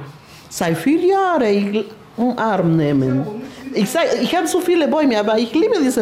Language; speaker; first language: German; non-native, learner; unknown